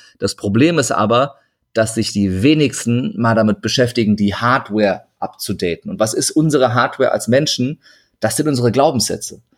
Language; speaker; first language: German; early bilingual, other home language; Turkish